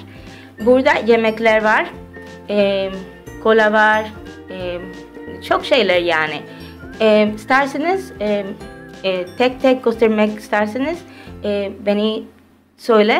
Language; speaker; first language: Turkish; early bilingual, heritage; Turkish